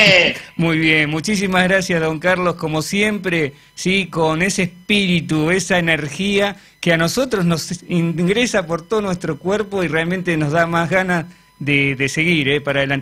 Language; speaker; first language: Spanish; native; Spanish